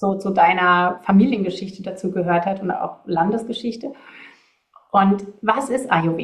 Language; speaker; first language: German; native; German